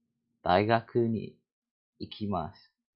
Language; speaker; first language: Japanese; non-native, learner; English